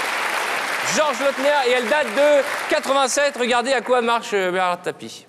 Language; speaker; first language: French; native; French